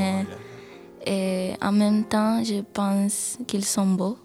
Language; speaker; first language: French; non-native, learner; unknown